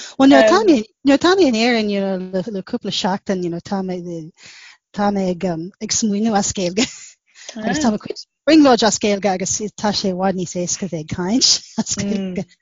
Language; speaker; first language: Irish; non-native, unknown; English